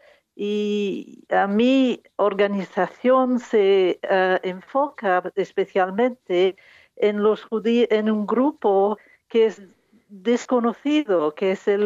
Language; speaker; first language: Spanish; non-native, fluent; English